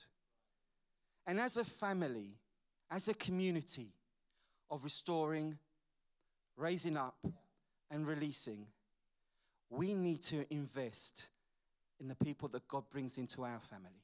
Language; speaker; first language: English; native; English